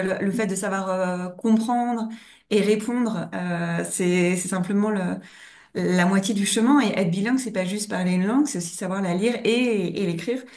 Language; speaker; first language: French; native; French